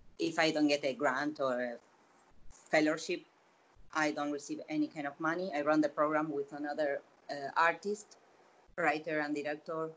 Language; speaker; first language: English; non-native, fluent; Spanish